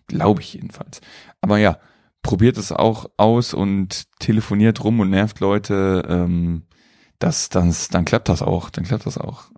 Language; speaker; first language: German; native; German